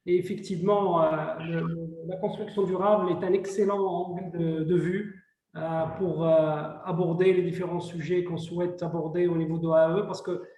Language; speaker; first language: French; non-native, local second language; Arabic